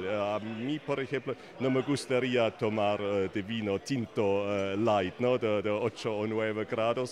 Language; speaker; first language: Spanish; non-native, fluent; German